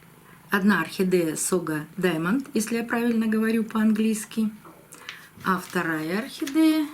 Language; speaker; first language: Russian; native; Russian